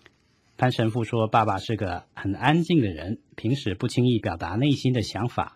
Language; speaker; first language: Chinese; native; Chinese